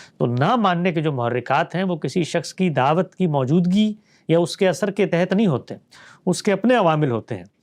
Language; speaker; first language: Urdu; native; Urdu